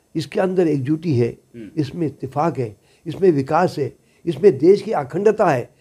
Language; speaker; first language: Hindi; native; Hindi